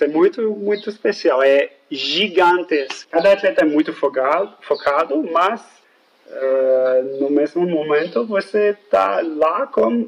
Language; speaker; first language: Portuguese; non-native, fluent; French